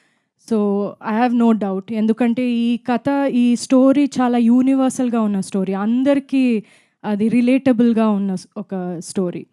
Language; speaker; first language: Telugu; non-native, fluent; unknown